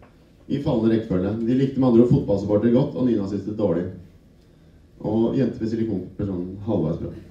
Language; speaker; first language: Norwegian; native; Norwegian